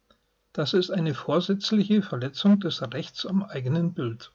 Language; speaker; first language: German; native; German